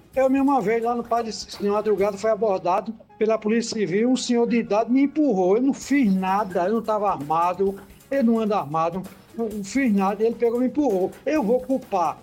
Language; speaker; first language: Portuguese; native; Portuguese